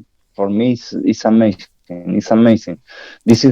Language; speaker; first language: English; non-native, learner; Spanish